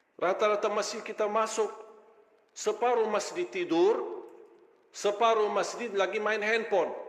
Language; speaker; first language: Malay; non-native, fluent; Arabic